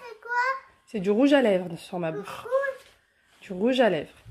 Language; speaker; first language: French; native; French